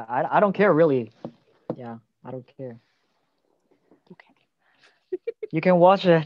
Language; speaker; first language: English; non-native, learner; Korean